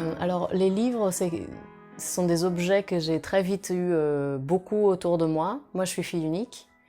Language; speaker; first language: French; non-native, fluent; Portuguese